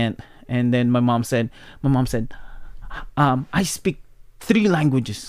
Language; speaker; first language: English; non-native, local second language; Pampanga